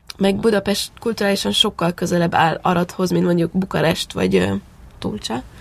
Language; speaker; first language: Hungarian; early bilingual, heritage; Hungarian